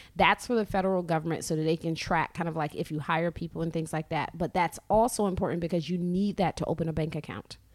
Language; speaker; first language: English; native; English